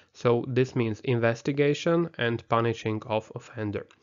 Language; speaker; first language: English; non-native, fluent; Slovak